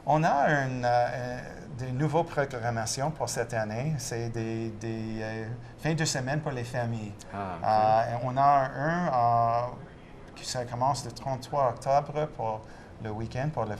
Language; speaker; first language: French; non-native, local second language; English